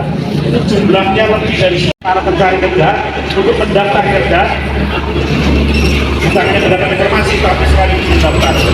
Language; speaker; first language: Indonesian; native; Indonesian